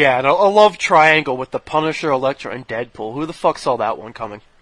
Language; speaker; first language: English; native; English